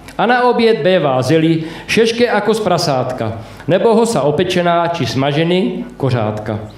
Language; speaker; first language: Czech; native; Czech